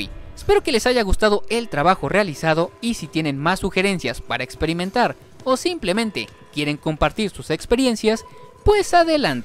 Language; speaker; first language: Spanish; native; Spanish